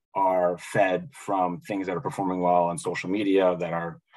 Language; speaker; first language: English; native; English